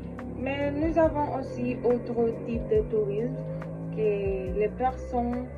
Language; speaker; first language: French; non-native, learner; Spanish